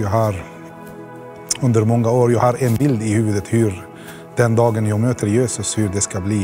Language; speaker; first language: Swedish; non-native, fluent; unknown